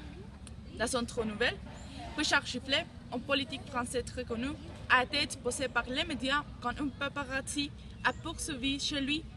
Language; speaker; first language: French; non-native, learner; Spanish